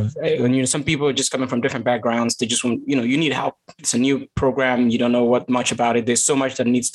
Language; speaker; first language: English; non-native, local second language; Kalenjin